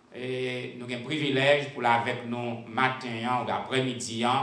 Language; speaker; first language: French; native; French